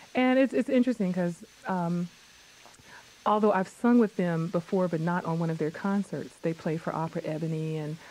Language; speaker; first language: English; native; English